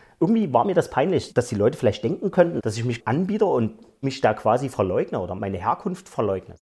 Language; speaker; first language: German; native; German